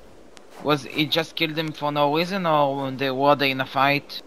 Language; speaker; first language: English; non-native, fluent; German